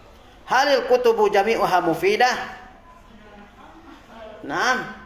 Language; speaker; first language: Arabic; non-native, fluent; Indonesian